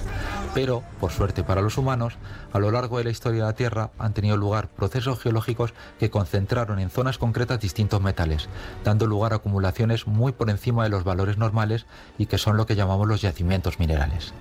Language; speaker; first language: Spanish; native; Spanish